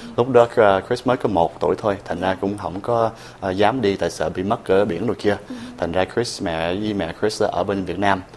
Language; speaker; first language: Vietnamese; early bilingual, heritage; Vietnamese